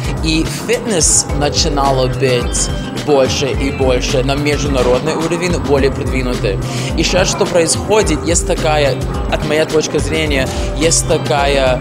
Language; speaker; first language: Russian; non-native, fluent; English